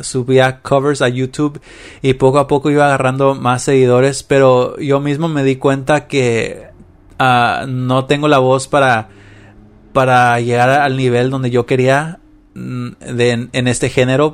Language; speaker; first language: Spanish; early bilingual, heritage; Spanish